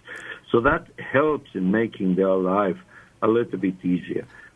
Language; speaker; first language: English; non-native, fluent; Spanish